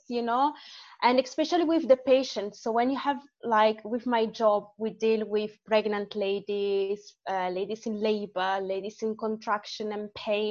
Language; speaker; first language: English; non-native, fluent; Italian